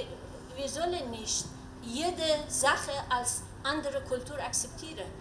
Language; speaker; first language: German; non-native, learner; Persian